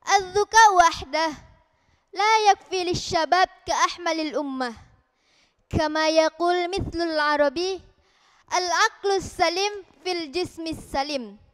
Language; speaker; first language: Arabic; non-native, learner; Indonesian